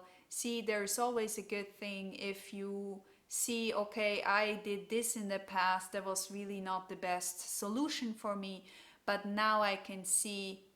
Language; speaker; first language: English; non-native, fluent; German